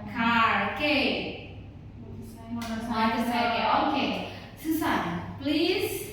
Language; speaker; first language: English; non-native, learner; Indonesian